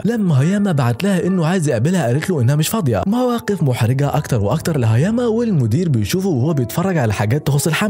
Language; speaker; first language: Arabic; native; Arabic